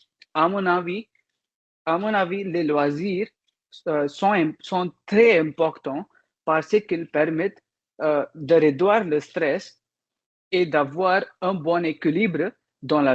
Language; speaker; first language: French; non-native, learner; Hindi